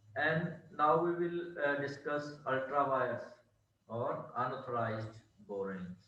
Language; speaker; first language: English; non-native, local second language; Punjabi